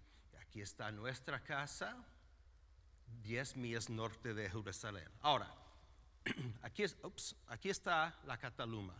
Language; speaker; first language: Spanish; non-native, fluent; English